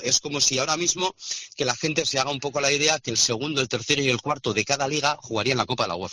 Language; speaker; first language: Spanish; native; Spanish